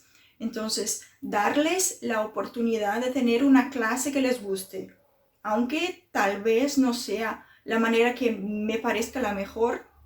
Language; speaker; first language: Spanish; non-native, fluent; Portuguese